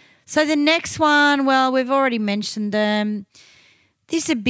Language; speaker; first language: English; native; English